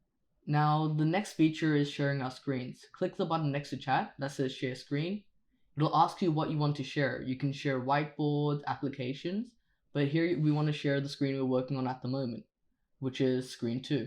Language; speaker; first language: English; native; English